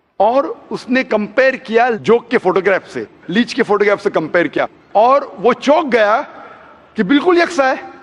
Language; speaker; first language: Hindi; non-native, local second language; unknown